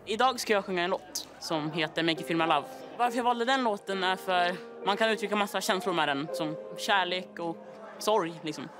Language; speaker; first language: Swedish; early bilingual, other home language; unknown